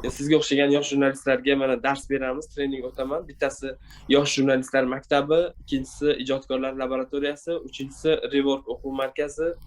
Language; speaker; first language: Uzbek; non-native, local second language; Tajik